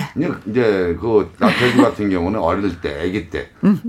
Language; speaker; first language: Korean; native; Korean